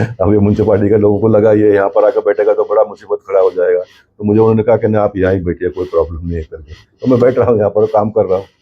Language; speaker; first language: Hindi; non-native, local second language; Kannada